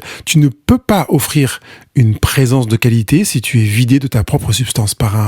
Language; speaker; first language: French; native; French